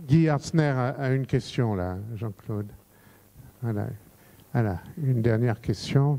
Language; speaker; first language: French; native; French